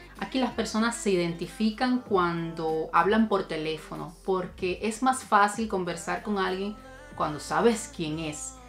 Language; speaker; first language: Spanish; native; Spanish